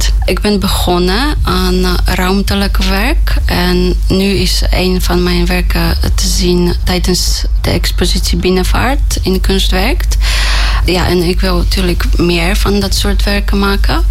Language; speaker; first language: Dutch; non-native, learner; Polish